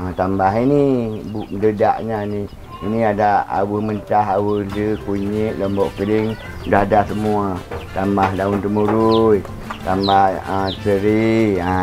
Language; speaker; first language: Malay; non-native, local second language; Achinese